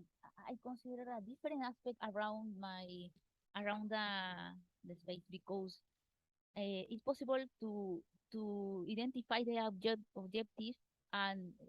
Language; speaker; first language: English; non-native, learner; Spanish